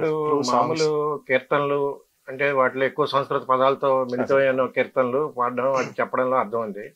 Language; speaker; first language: Telugu; native; Telugu